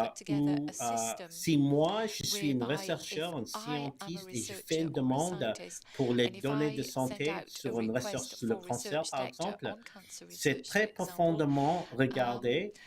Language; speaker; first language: French; early bilingual, heritage; English